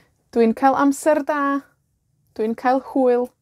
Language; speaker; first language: Welsh; non-native, fluent; Spanish